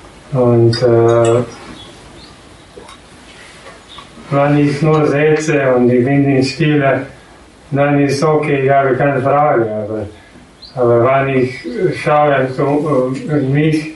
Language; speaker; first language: German; non-native, learner; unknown